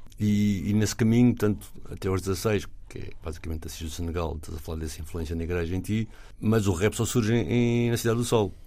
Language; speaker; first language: Portuguese; native; Portuguese